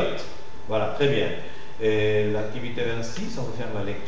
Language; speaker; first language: French; non-native, fluent; Spanish